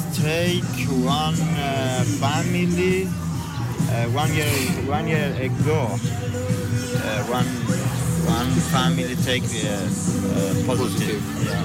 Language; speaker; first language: English; non-native, learner; Persian